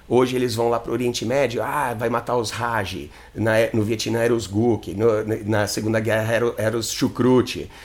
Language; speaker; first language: Portuguese; non-native, fluent; English